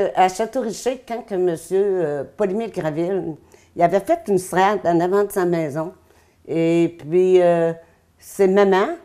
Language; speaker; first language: French; native; French